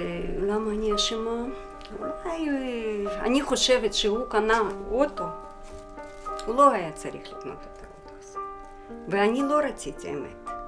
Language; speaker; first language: Hebrew; non-native, fluent; Russian